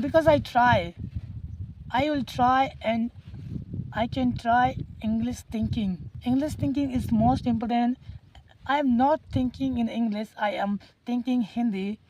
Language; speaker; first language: English; non-native, learner; Hindi